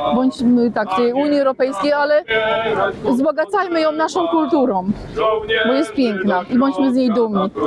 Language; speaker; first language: Polish; native; Polish